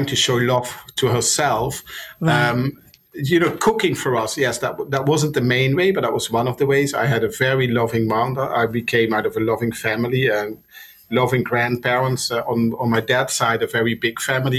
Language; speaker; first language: English; non-native, fluent; Dutch